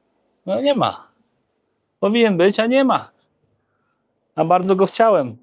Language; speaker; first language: Polish; native; Polish